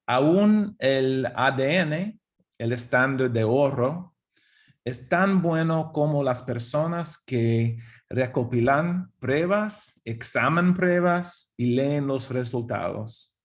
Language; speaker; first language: Spanish; non-native, fluent; English